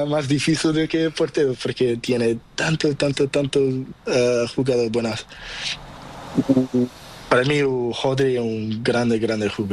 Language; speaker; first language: Spanish; non-native, learner; Portuguese